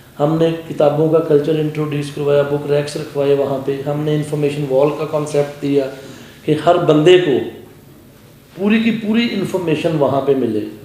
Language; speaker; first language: Urdu; non-native, local second language; Punjabi